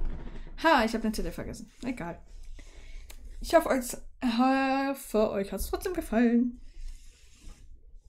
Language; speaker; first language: German; native; German